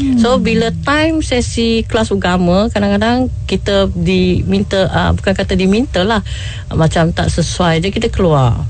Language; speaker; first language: Malay; non-native, local second language; Chinese